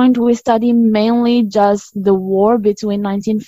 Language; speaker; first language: English; non-native, fluent; Arabic